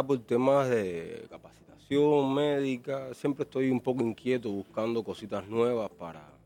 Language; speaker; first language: Spanish; native; Spanish